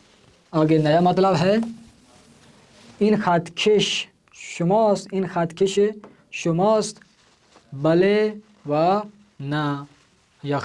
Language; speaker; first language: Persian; non-native, fluent; Urdu